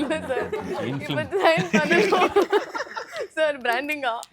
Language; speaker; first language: Tamil; non-native, learner; Telugu